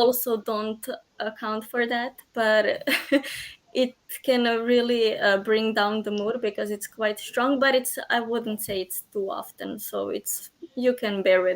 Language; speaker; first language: English; non-native, fluent; Croatian